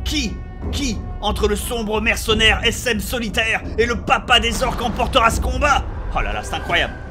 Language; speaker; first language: French; native; French